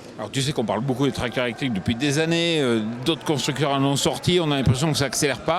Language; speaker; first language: French; native; French